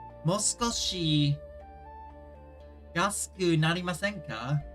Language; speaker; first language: Japanese; non-native, learner; English